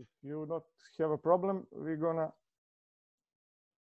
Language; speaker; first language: English; non-native, learner; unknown